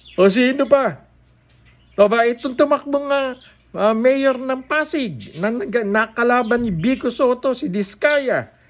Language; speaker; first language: Filipino; native; Filipino